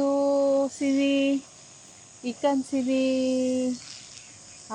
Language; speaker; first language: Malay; non-native, learner; Filipino